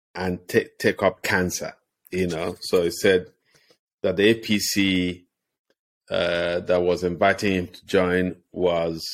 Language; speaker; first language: English; non-native, local second language; Igbo